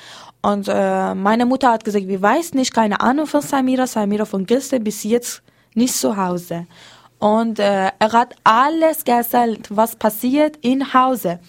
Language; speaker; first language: German; non-native, learner; Persian